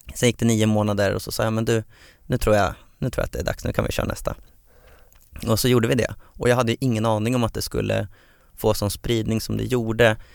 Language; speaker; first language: Swedish; native; Swedish